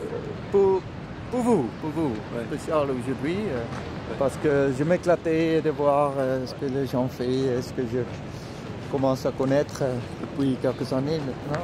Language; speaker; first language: French; non-native, learner; Dutch